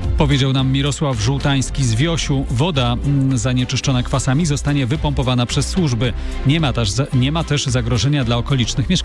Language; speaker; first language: Polish; native; Polish